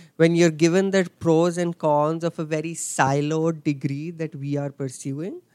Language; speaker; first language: English; non-native, local second language; Hindi